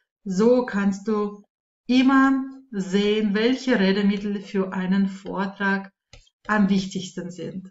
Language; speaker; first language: German; non-native, fluent; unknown